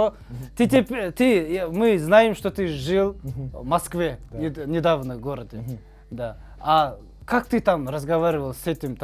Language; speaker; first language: Russian; non-native, learner; Kazakh